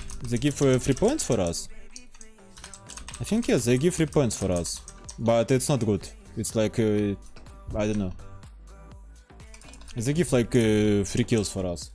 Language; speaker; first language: English; non-native, learner; Russian